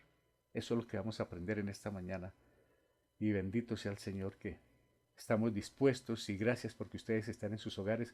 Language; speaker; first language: Spanish; native; Spanish